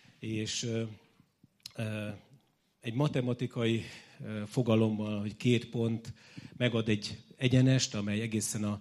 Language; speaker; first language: Hungarian; native; Hungarian